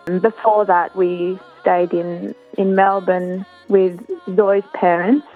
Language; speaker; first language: English; early bilingual, other home language; Italian